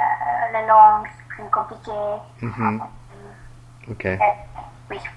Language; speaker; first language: French; non-native, learner; English